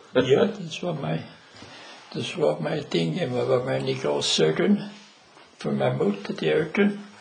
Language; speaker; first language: German; native; German